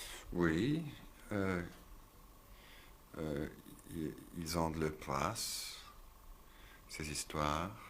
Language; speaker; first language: French; non-native, learner; English